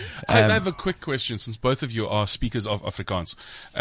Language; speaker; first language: English; native; English